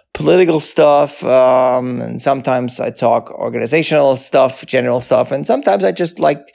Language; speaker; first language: English; non-native, fluent; German